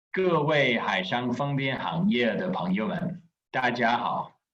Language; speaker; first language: Chinese; non-native, fluent; English